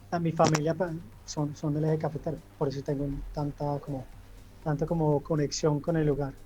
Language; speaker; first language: Spanish; early bilingual, heritage; Spanish